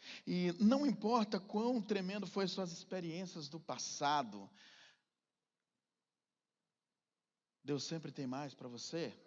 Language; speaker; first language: Portuguese; native; Portuguese